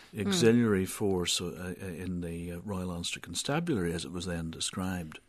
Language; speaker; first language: English; native; English